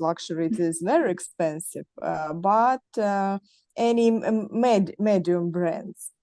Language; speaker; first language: English; non-native, learner; Russian